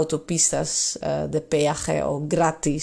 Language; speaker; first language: Spanish; non-native, fluent; Dutch